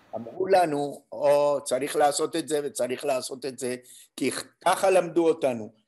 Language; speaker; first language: Hebrew; non-native, fluent; French